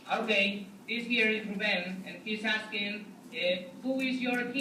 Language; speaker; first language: English; non-native, fluent; Spanish